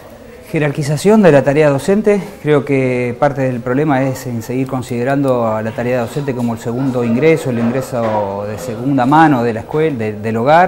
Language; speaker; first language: Spanish; native; Spanish